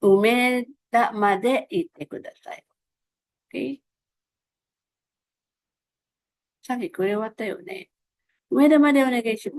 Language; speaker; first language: Japanese; non-native, fluent; Filipino